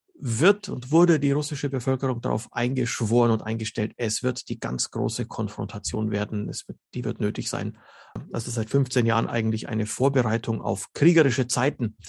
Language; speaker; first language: German; early bilingual, other home language; Slovenian